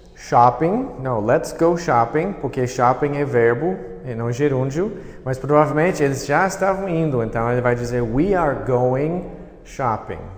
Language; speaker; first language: Portuguese; non-native, fluent; English